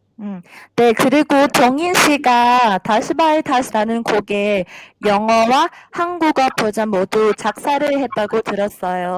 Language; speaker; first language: Korean; non-native, fluent; Thai